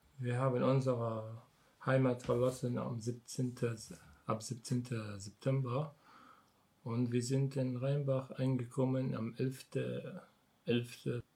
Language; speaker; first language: German; non-native, learner; Arabic